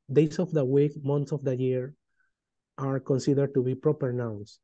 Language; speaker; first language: English; non-native, fluent; Spanish